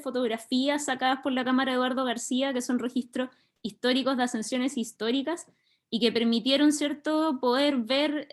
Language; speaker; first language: Spanish; native; Spanish